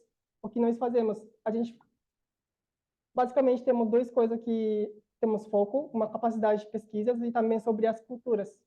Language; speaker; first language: Portuguese; non-native, learner; Korean